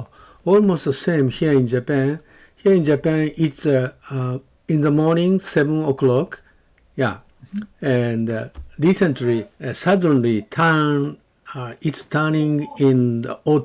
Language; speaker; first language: English; non-native, learner; Japanese